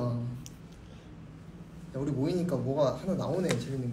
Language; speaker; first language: Korean; native; Korean